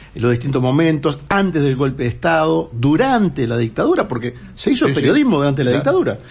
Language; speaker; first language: Spanish; native; Spanish